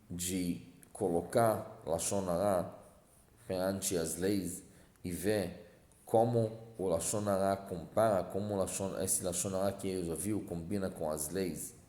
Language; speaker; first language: Portuguese; non-native, fluent; Hebrew